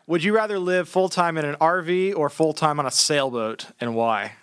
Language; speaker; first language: English; native; English